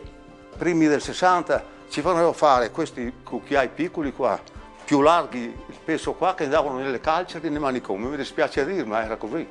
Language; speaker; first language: Italian; native; Italian